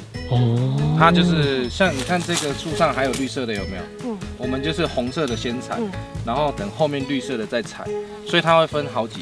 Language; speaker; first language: Chinese; native; Chinese